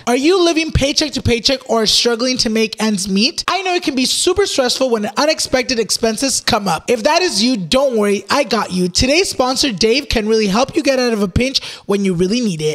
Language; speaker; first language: English; early bilingual, other home language; Spanish